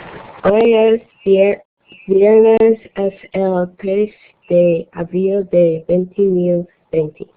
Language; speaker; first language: Spanish; non-native, learner; English